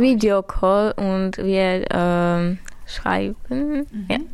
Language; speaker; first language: German; non-native, learner; Armenian